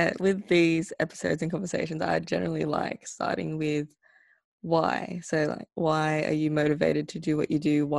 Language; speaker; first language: English; non-native, local second language; Filipino